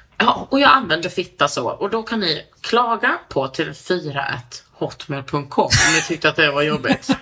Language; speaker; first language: Swedish; native; Swedish